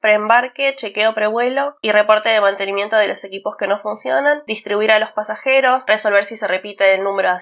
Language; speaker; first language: Spanish; native; Spanish